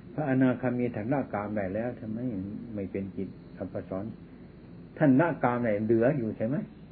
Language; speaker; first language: Thai; non-native, local second language; Lao